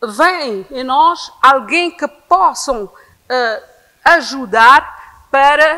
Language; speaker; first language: Portuguese; non-native, local second language; Kabuverdianu